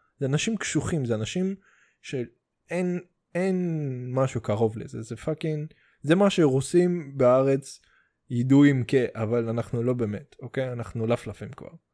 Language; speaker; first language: Hebrew; early bilingual, other home language; Russian